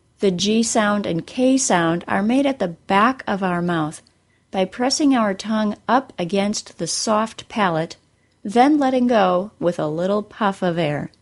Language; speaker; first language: English; native; English